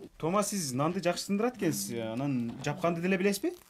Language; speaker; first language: Kyrgyz; native; Kyrgyz